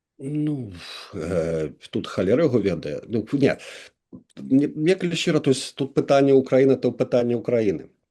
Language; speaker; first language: Belarusian; non-native, local second language; Russian